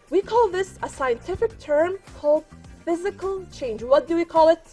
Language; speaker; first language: English; non-native, fluent; Arabic